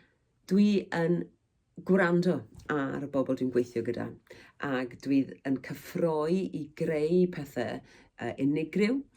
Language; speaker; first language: Welsh; native; Welsh